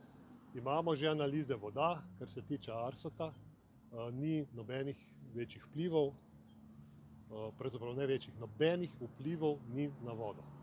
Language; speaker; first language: Slovenian; native; Slovenian